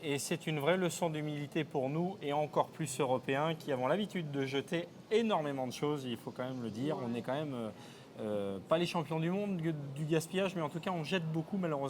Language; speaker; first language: French; native; French